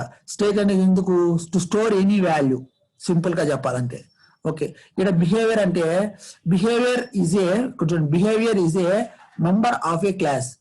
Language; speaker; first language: Telugu; native; Telugu